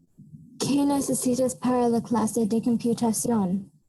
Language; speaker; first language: Spanish; non-native, learner; English